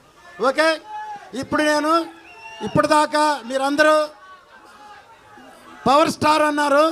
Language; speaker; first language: Telugu; native; Telugu